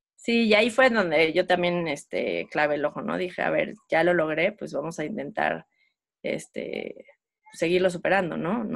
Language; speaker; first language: Spanish; native; Spanish